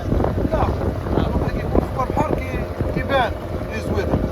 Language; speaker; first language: Arabic; native; Arabic